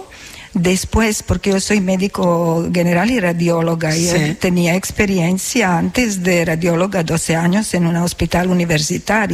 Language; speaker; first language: Spanish; non-native, fluent; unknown